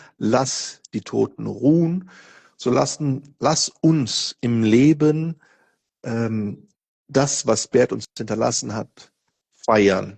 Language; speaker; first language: German; non-native, fluent; Portuguese